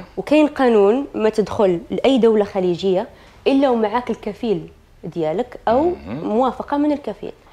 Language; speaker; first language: Arabic; native; Arabic